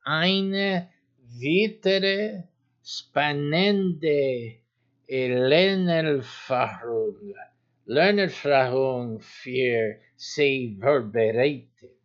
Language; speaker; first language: German; non-native, learner; English